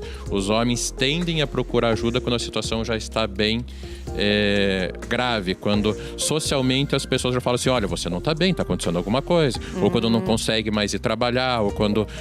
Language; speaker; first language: Portuguese; native; Portuguese